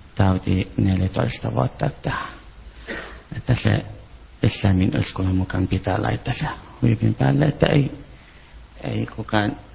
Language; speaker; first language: Finnish; non-native, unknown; Arabic